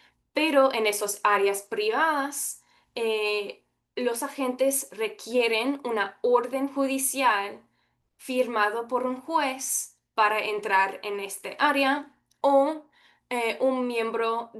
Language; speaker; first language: Spanish; early bilingual, heritage; Spanish